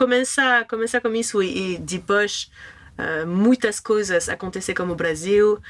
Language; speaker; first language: Portuguese; non-native, learner; French